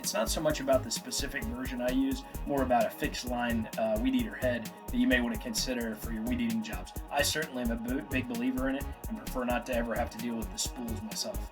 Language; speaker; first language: English; native; English